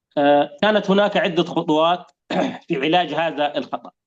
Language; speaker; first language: Arabic; native; Arabic